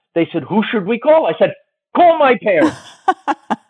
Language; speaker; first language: English; native; English